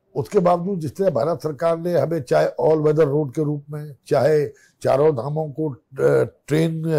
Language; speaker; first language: Hindi; native; Hindi